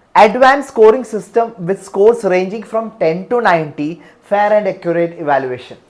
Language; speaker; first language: English; non-native, local second language; Malayalam